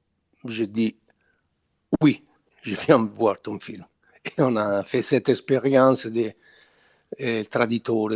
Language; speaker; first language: French; non-native, fluent; Italian